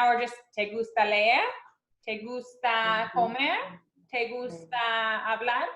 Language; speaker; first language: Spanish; non-native, fluent; English